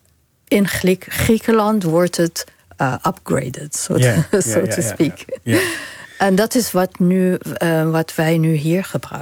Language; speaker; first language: Dutch; non-native, fluent; Arabic